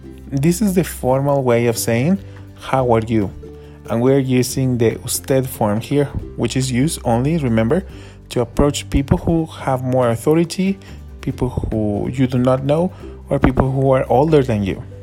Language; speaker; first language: English; non-native, fluent; Spanish